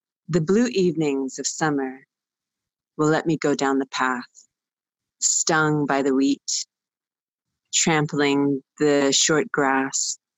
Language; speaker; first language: English; native; English